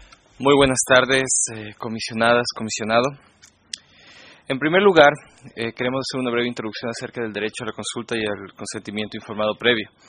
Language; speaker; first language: Spanish; native; Spanish